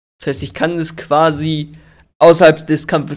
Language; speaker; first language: German; native; German